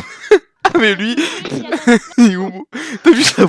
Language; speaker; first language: French; native; French